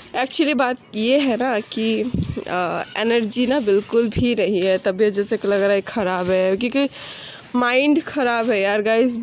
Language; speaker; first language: Hindi; non-native, local second language; Bangla